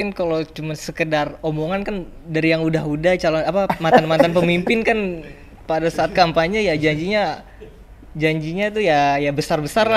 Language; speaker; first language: Indonesian; native; Indonesian